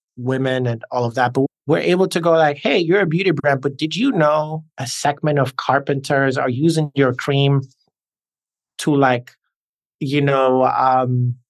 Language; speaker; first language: English; early bilingual, other home language; Spanish